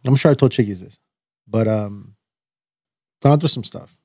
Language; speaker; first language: English; early bilingual, other home language; Spanish